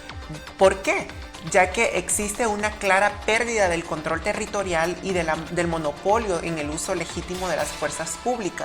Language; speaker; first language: Spanish; native; Spanish